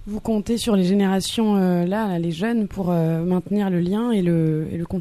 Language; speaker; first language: French; native; French